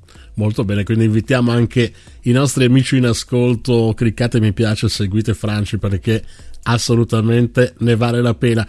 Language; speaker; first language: Italian; native; Italian